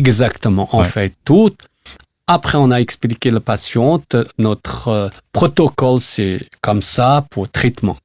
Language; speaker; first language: French; non-native, learner; Chinese